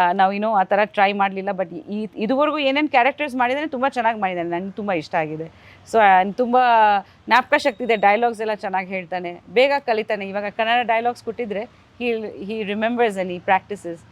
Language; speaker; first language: Kannada; non-native, fluent; Bangla